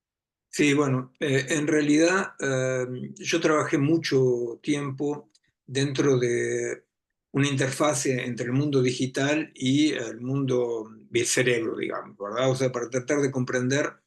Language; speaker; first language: Spanish; native; Spanish